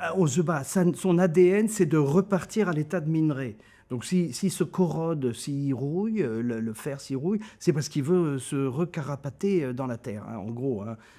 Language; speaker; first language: French; non-native, local second language; German